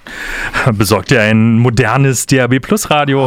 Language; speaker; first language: German; native; German